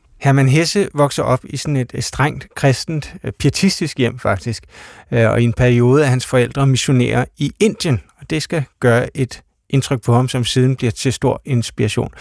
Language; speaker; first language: Danish; native; Danish